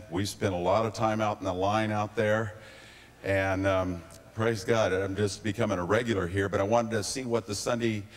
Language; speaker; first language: English; native; English